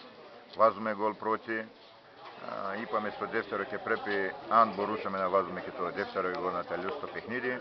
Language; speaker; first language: Greek; non-native, learner; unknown